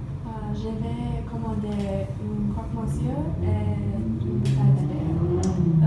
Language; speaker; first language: French; non-native, learner; English